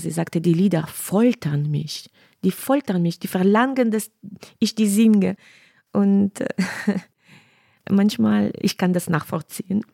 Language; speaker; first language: German; non-native, fluent; Ukrainian